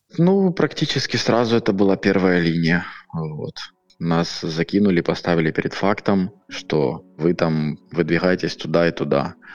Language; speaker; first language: Russian; native; Russian